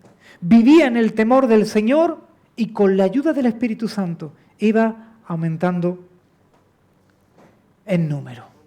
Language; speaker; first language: Spanish; native; Spanish